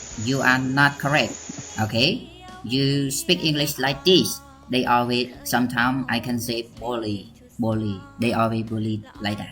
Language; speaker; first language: English; non-native, learner; Khmer